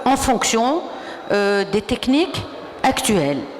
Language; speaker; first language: French; non-native, local second language; Arabic